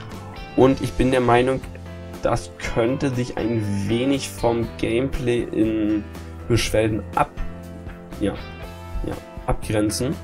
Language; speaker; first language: German; native; German